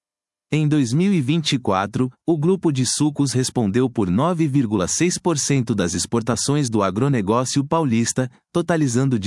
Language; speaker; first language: Portuguese; native; Portuguese